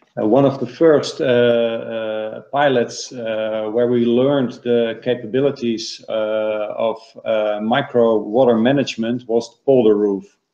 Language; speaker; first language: English; non-native, fluent; Dutch